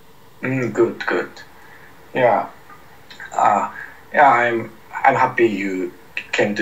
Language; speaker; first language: English; non-native, learner; Japanese